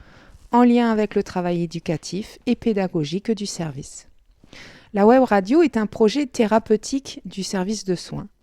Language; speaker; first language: French; native; French